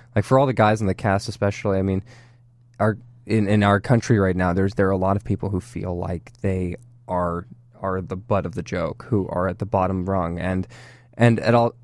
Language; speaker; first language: English; native; English